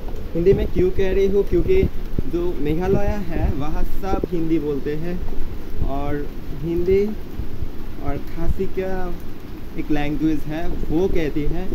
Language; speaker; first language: Hindi; non-native, learner; Bangla